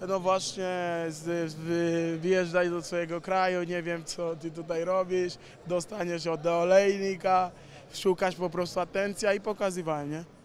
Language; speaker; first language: Polish; non-native, learner; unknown